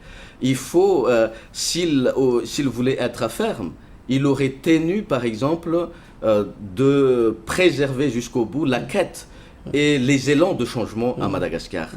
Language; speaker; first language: French; non-native, local second language; Malagasy